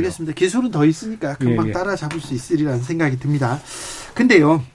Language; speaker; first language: Korean; native; Korean